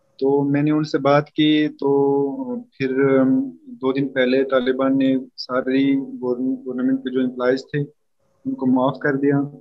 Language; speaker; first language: Hindi; non-native, fluent; Pashto